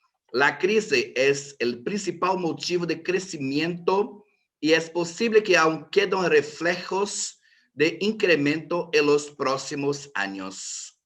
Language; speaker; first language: Spanish; non-native, fluent; Portuguese